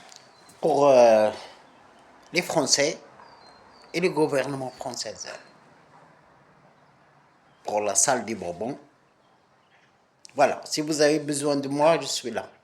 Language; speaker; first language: French; non-native, local second language; Arabic